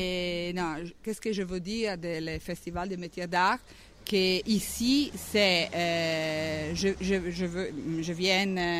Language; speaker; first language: French; non-native, learner; Italian